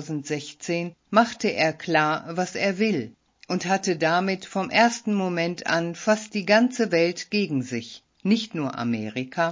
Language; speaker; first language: German; native; German